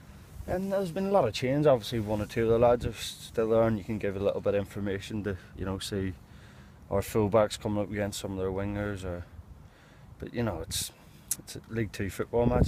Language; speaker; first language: English; native; English